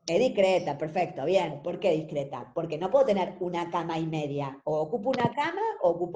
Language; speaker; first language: Spanish; native; Spanish